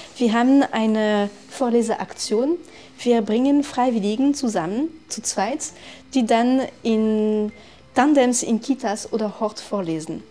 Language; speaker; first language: German; non-native, fluent; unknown